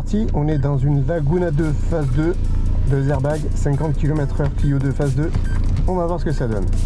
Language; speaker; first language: French; native; French